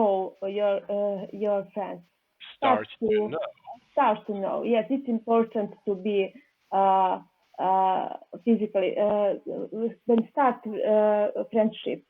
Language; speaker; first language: English; non-native, learner; Serbian